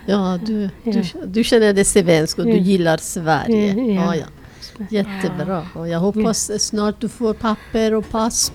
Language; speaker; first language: Swedish; non-native, fluent; Persian